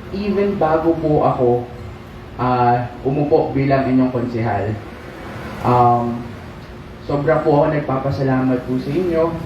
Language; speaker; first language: Filipino; non-native, local second language; Pangasinan